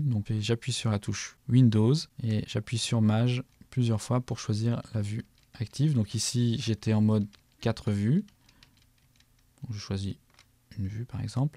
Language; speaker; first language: French; native; French